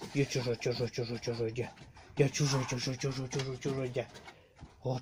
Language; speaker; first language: Russian; native; Russian